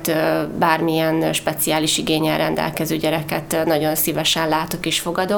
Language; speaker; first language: Hungarian; native; Hungarian